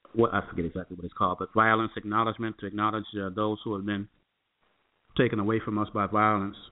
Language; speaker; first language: English; native; English